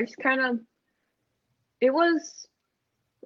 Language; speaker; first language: English; non-native, fluent; Ukrainian